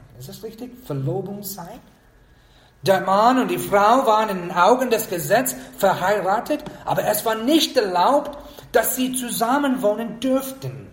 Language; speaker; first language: German; non-native, fluent; English